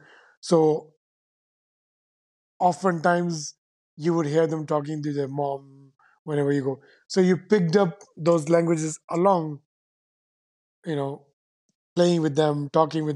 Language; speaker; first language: English; non-native, local second language; Sindhi